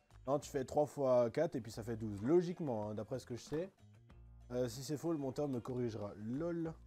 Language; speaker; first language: French; native; French